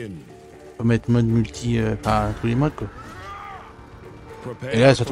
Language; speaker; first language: French; native; French